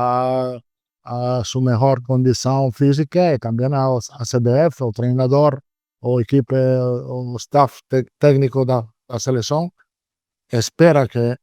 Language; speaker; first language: Spanish; non-native, fluent; Italian